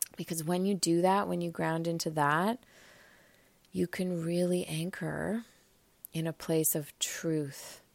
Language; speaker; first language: English; native; English